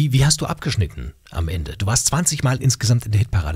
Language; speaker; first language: German; native; German